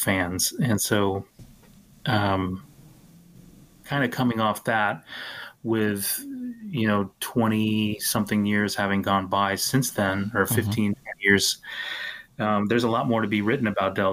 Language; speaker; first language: English; native; English